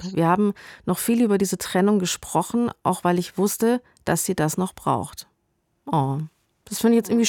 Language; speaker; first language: German; native; German